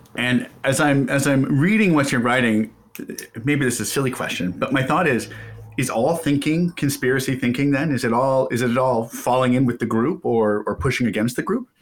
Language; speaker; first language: English; native; English